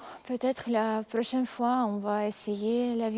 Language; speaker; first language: French; non-native, learner; Russian